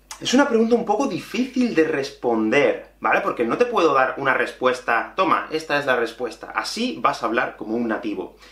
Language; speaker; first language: Spanish; native; Spanish